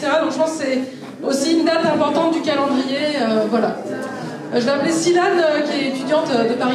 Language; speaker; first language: French; native; French